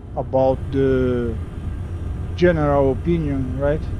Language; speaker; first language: English; non-native, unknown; Portuguese